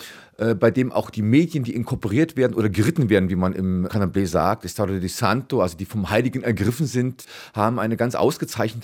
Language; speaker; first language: German; native; German